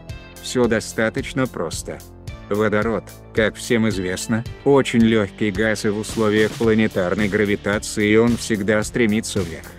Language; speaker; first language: Russian; native; Russian